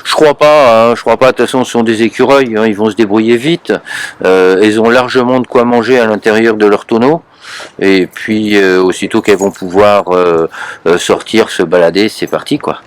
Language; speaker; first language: French; native; French